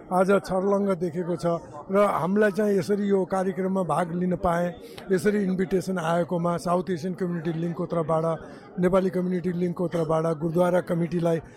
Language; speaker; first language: Nepali; native; Nepali